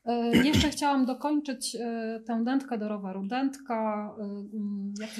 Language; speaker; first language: Polish; native; Polish